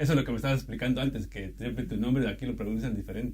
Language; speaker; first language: Spanish; native; Spanish